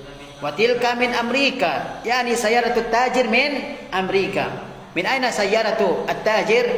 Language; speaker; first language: Arabic; non-native, fluent; Indonesian